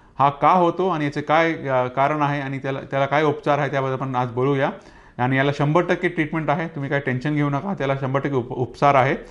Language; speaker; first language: Marathi; non-native, local second language; Hindi